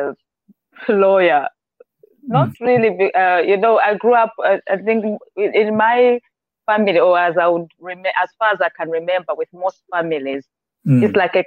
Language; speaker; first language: English; non-native, local second language; Nyanja